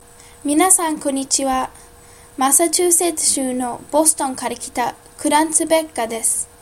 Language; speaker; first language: Japanese; non-native, learner; English